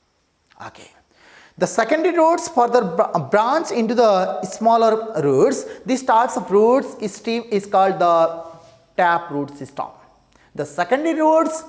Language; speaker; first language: English; non-native, local second language; Nepali